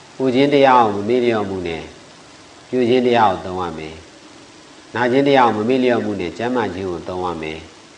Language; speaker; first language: Burmese; native; Burmese